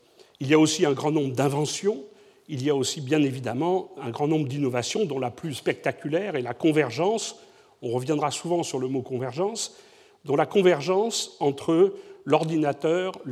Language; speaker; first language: French; native; French